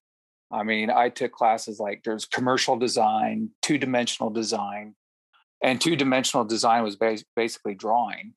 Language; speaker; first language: English; native; English